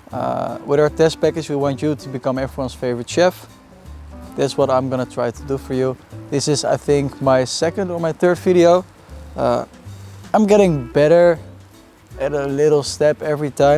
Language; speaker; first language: English; non-native, fluent; Dutch